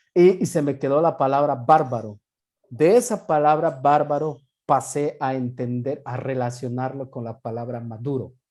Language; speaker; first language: Spanish; non-native, local second language; Yucateco